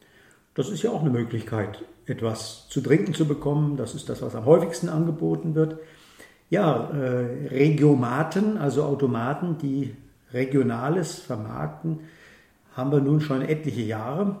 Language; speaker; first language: German; native; German